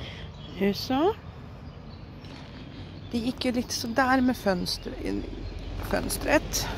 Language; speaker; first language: Swedish; native; Swedish